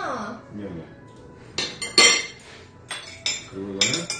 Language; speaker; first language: Korean; native; Korean